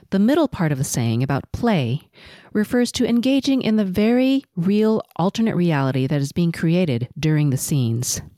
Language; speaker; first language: English; early bilingual, other home language; Cantonese